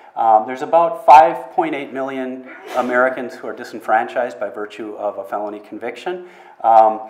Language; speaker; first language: English; native; English